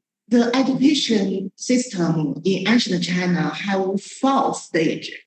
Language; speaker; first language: English; non-native, learner; Chinese